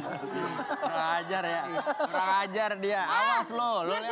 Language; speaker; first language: Indonesian; native; Indonesian